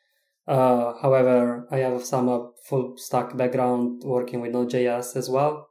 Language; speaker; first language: English; non-native, fluent; Italian